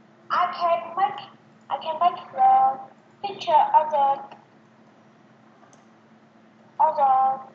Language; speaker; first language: English; non-native, learner; Vietnamese